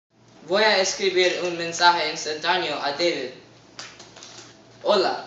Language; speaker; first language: Spanish; non-native, learner; English